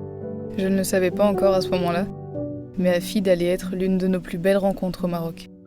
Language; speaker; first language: French; native; French